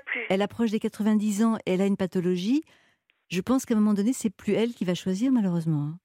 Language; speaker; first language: French; native; French